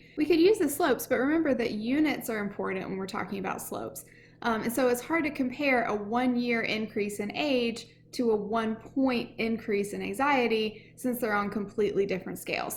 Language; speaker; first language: English; native; English